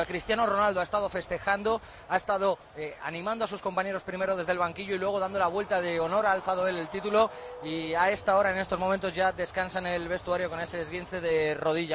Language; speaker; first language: Spanish; native; Spanish